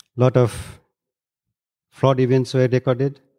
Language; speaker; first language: English; non-native, local second language; Nepali